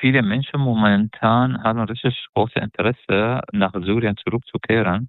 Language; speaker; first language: German; non-native, fluent; Arabic